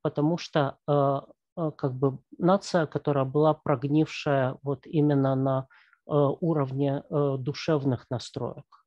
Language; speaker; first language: Russian; native; Russian